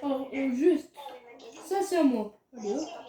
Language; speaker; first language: French; native; French